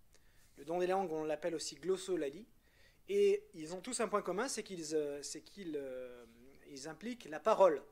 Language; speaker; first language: French; native; French